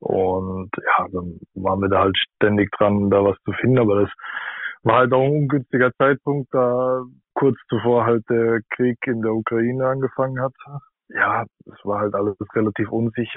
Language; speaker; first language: German; native; German